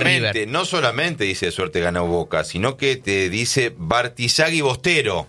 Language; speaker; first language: Spanish; native; Spanish